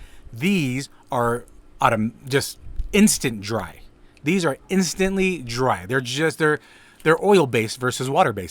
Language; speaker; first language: English; native; English